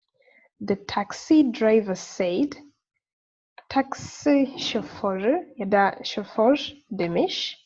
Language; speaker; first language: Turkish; non-native, fluent; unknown